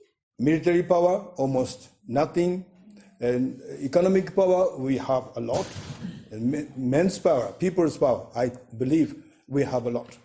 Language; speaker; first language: English; non-native, fluent; Japanese